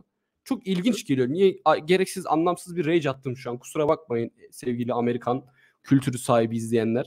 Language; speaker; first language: Turkish; native; Turkish